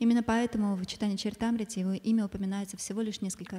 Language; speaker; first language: Russian; native; Russian